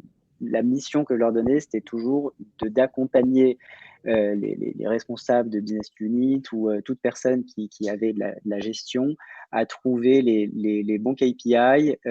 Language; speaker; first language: French; native; French